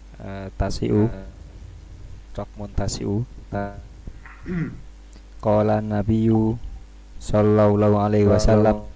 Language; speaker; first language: Arabic; non-native, learner; Indonesian